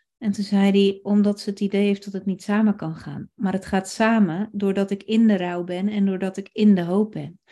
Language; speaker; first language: Dutch; native; Dutch